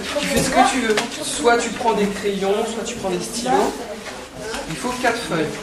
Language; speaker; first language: French; native; French